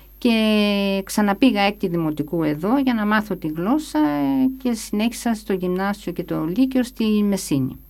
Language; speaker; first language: Greek; early bilingual, other home language; English